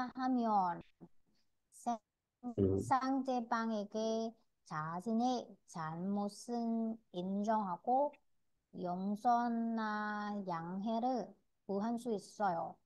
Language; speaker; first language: Korean; non-native, learner; Vietnamese